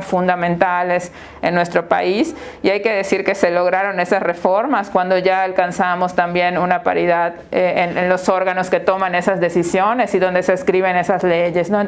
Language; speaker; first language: Spanish; native; Spanish